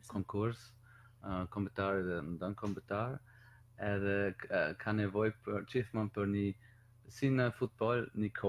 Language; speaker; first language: Albanian; non-native, learner; German